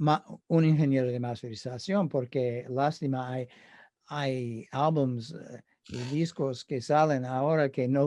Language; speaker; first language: Spanish; non-native, fluent; English